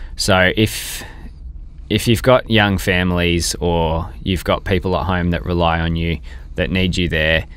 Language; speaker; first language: English; native; English